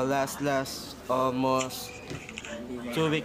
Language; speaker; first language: English; non-native, learner; Filipino